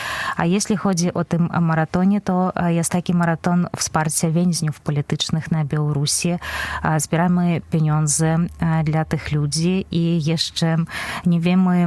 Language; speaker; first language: Polish; non-native, fluent; Belarusian